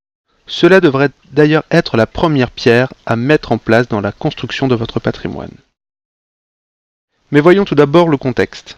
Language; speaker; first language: French; native; French